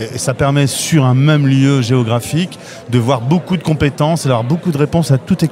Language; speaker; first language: French; native; French